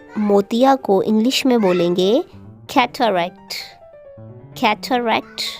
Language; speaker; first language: Urdu; native; Urdu